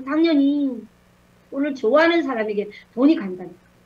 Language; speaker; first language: Korean; native; Korean